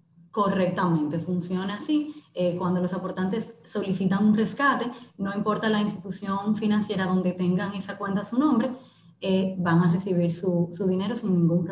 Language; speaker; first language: Spanish; native; Spanish